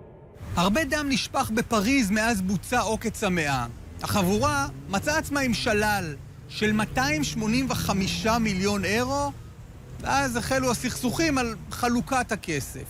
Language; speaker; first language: Hebrew; native; Hebrew